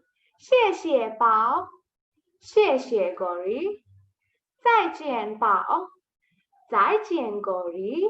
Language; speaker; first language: Chinese; non-native, fluent; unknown